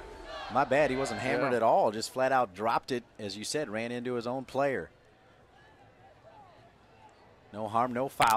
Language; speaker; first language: English; native; English